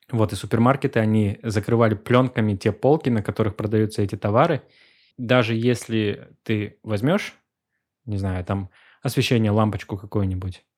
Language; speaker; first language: Russian; native; Russian